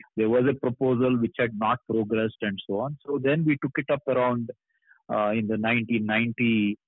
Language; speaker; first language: English; non-native, local second language; Kannada